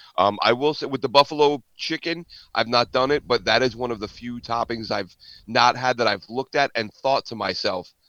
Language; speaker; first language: English; native; English